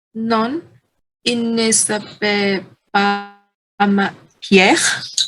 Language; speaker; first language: French; non-native, learner; Vietnamese